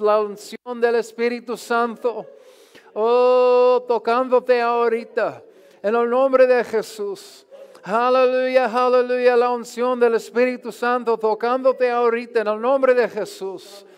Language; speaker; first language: Spanish; non-native, learner; English